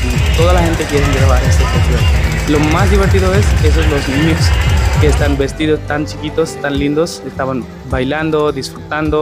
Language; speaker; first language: Spanish; non-native, fluent; Hindi